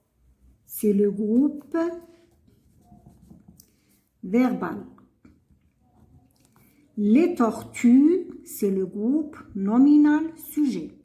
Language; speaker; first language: French; non-native, local second language; Arabic